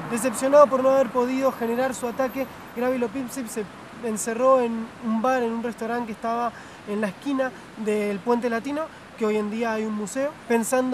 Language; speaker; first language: Spanish; native; Spanish